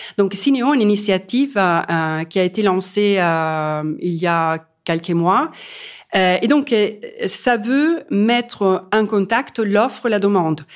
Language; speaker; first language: French; non-native, fluent; Italian